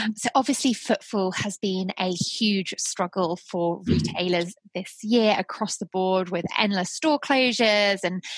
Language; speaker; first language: English; native; English